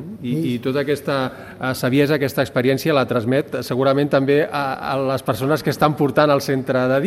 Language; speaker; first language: Catalan; native; Catalan